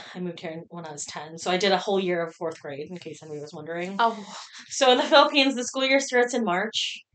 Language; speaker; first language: English; early bilingual, other home language; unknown